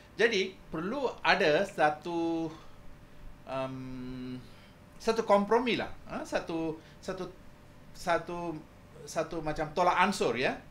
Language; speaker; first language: Malay; non-native, local second language; Tamil